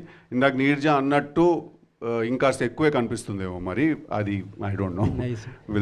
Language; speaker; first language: Telugu; native; Telugu